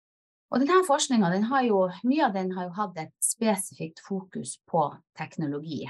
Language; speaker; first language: Norwegian; native; Norwegian